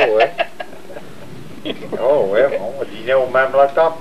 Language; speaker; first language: French; native; French